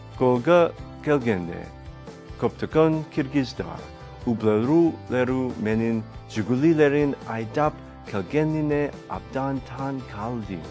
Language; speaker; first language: Kyrgyz; non-native, learner; English